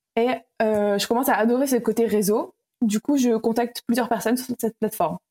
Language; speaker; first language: French; early bilingual, other home language; Romanian